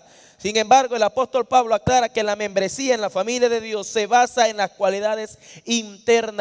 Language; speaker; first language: Spanish; native; Spanish